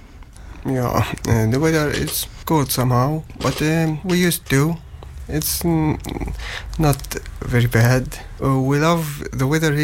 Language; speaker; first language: English; non-native, learner; Arabic